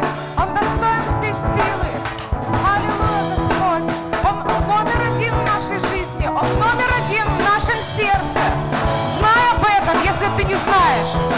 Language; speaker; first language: Russian; native; Russian